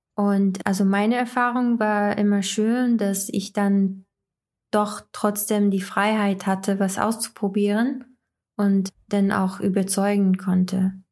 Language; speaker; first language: German; non-native, fluent; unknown